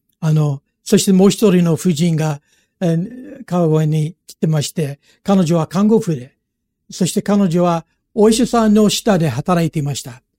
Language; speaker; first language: Japanese; non-native, fluent; English